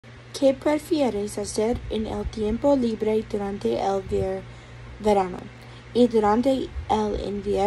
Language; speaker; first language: Spanish; non-native, learner; English